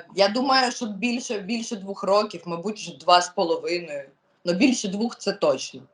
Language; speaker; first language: Ukrainian; non-native, local second language; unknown